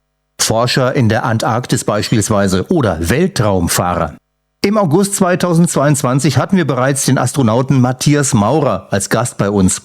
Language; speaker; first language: German; native; German